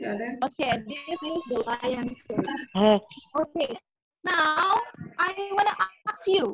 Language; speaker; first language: English; non-native, learner; Indonesian